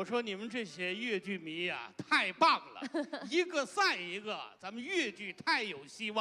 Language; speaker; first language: Chinese; native; Chinese